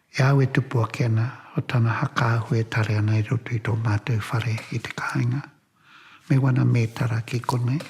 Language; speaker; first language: Māori; native; Māori